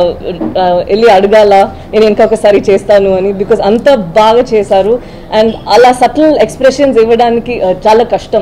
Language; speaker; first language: Telugu; non-native, fluent; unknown